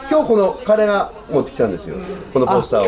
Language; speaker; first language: Japanese; native; Japanese